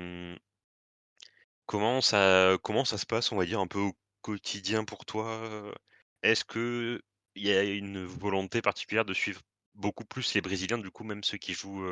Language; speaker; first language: French; native; French